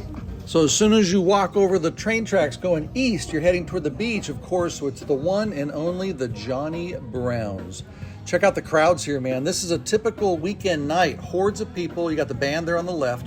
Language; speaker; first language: English; native; English